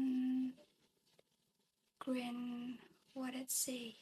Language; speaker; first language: English; non-native, learner; Indonesian